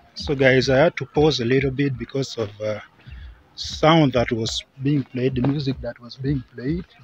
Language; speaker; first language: English; non-native, local second language; Acoli